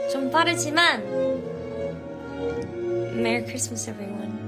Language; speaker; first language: Korean; early bilingual, heritage; Korean